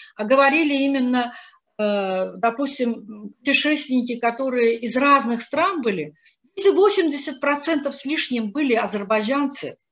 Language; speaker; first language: Russian; non-native, local second language; Azerbaijani